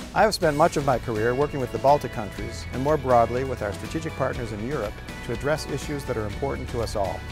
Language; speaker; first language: English; native; English